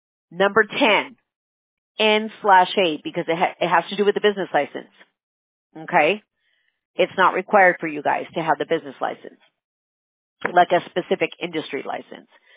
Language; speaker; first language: English; early bilingual, other home language; Spanish